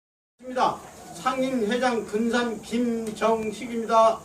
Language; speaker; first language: Korean; native; Korean